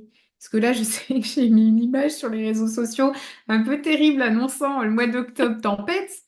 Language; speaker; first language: French; native; French